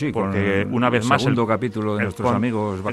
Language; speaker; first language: Spanish; native; Spanish